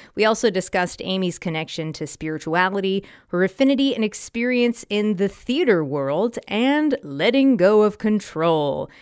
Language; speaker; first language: English; native; English